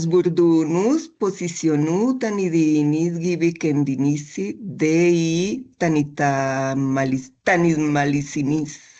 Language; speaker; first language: Turkish; non-native, learner; Spanish